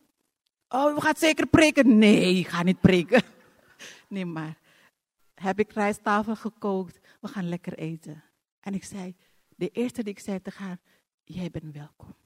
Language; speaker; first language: Dutch; non-native, fluent; Indonesian